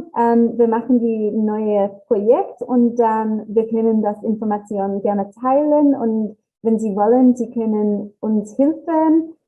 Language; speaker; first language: German; non-native, learner; English